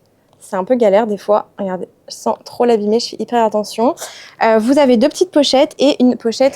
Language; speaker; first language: French; native; French